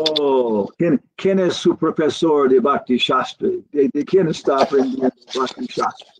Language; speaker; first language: Spanish; non-native, learner; English